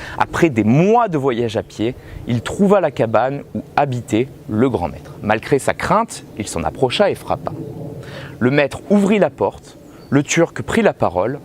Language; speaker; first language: French; native; French